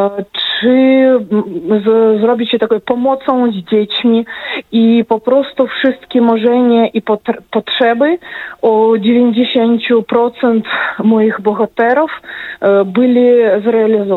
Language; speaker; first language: Polish; non-native, fluent; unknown